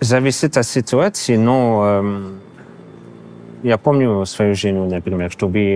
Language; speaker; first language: Russian; non-native, fluent; English